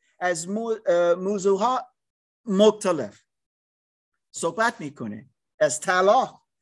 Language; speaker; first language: Persian; non-native, learner; English